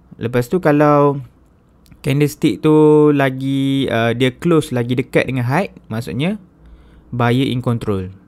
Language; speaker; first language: Malay; native; Malay